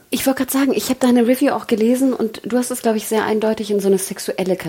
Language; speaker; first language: German; native; German